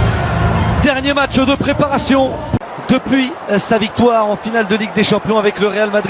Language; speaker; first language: French; native; French